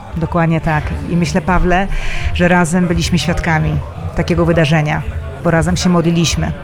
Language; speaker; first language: Polish; native; Polish